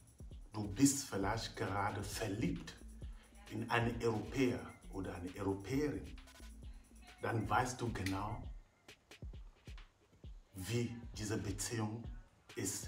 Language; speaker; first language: German; non-native, fluent; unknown